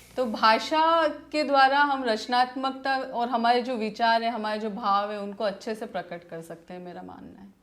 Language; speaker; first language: Hindi; native; Hindi